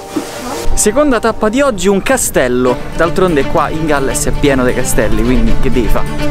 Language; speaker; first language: Italian; native; Italian